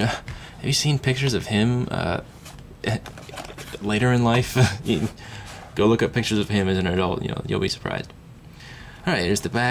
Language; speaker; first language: English; native; English